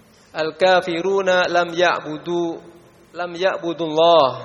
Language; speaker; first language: Arabic; non-native, learner; Indonesian